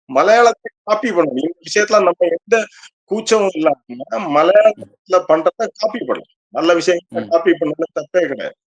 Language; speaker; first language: Tamil; native; Tamil